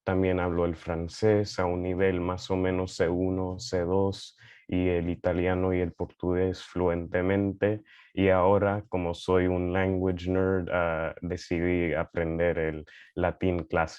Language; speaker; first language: Spanish; early bilingual, heritage; Spanish